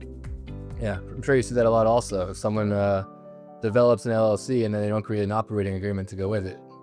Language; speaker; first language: English; native; English